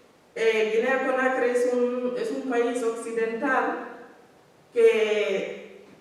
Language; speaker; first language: Spanish; non-native, learner; Fula